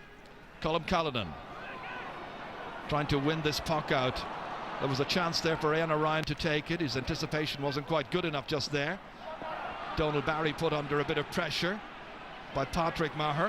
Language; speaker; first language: English; native; English